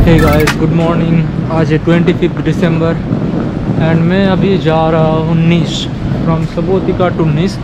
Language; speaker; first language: Hindi; non-native, local second language; Bangla